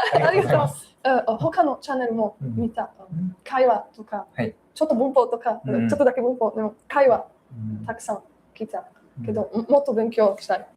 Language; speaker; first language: Japanese; non-native, learner; Slovak